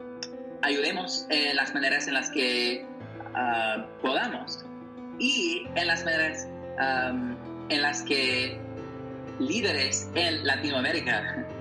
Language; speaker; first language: Spanish; non-native, learner; English